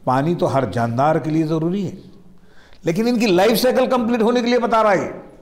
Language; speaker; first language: Hindi; non-native, local second language; Marathi